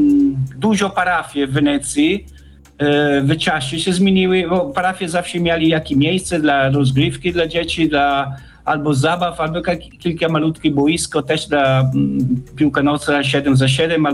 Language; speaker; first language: Polish; non-native, learner; Italian